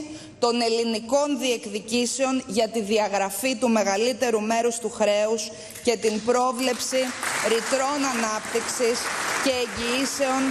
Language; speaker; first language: Greek; native; Greek